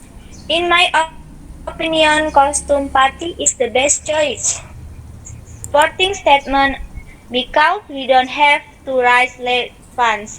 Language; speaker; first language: English; non-native, learner; Indonesian